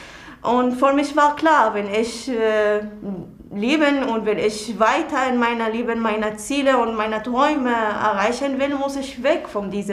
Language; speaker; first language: German; non-native, learner; Arabic